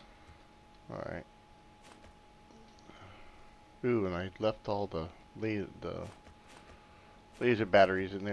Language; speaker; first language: English; native; English